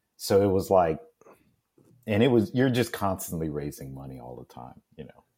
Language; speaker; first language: English; native; English